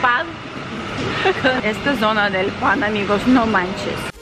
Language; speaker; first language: Spanish; non-native, fluent; Ukrainian